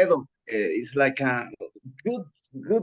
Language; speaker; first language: English; non-native, learner; Spanish